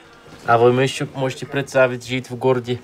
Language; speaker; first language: Russian; non-native, fluent; Dutch